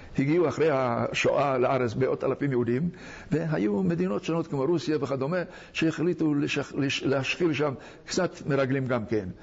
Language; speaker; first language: Hebrew; non-native, fluent; Hungarian